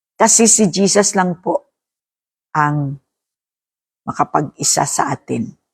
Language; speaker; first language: Filipino; non-native, local second language; Hiligaynon